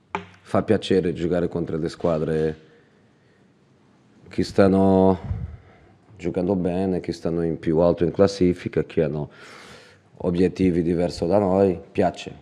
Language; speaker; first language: Italian; non-native, fluent; Portuguese